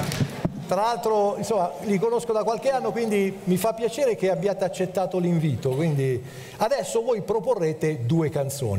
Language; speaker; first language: Italian; native; Italian